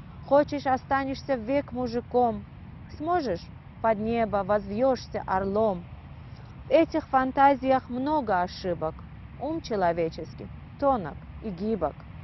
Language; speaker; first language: Russian; non-native, fluent; Persian